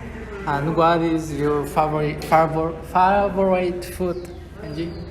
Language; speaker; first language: English; non-native, learner; Spanish